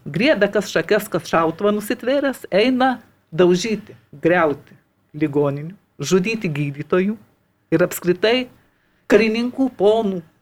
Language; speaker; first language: Lithuanian; native; Lithuanian